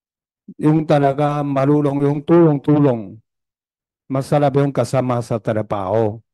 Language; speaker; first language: Filipino; non-native, learner; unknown